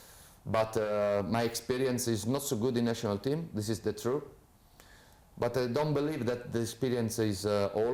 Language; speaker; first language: English; non-native, fluent; Italian